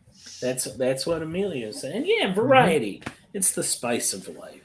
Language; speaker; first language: English; native; English